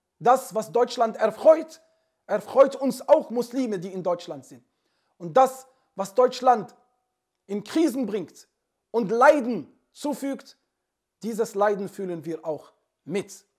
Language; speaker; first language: German; non-native, fluent; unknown